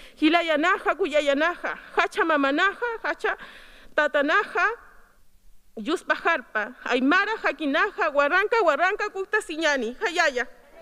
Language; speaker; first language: Spanish; native; Spanish